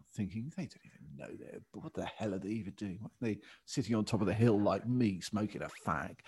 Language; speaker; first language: English; native; English